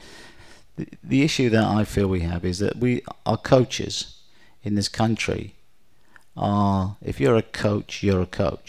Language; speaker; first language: English; native; English